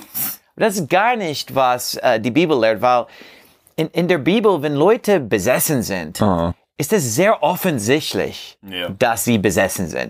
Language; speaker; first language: German; non-native, learner; English